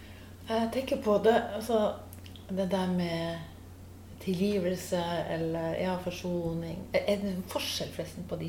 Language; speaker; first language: Norwegian; native; Norwegian